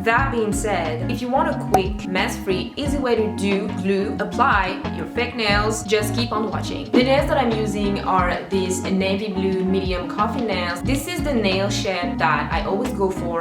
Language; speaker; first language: English; non-native, fluent; French